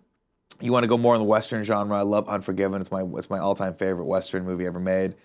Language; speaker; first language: English; native; English